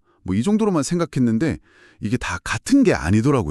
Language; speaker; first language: Korean; native; Korean